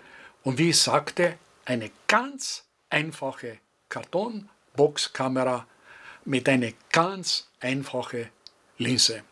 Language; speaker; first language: German; non-native, fluent; Greek